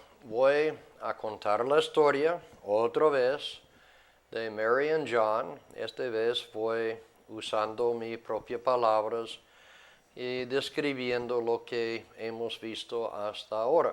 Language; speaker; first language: Spanish; non-native, fluent; English